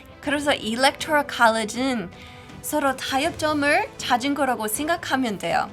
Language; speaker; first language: Korean; non-native, fluent; English